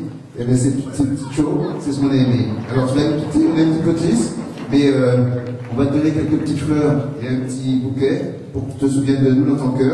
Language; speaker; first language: French; native; French